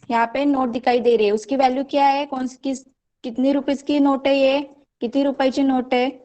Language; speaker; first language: Hindi; non-native, local second language; Marathi